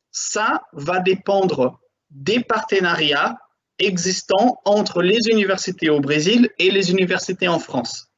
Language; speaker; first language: French; non-native, fluent; Portuguese